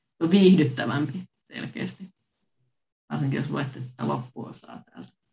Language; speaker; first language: Finnish; native; Finnish